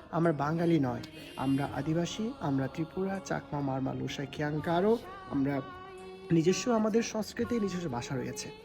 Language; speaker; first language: Bangla; non-native, local second language; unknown